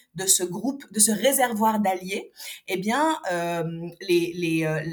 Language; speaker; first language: French; non-native, local second language; Arabic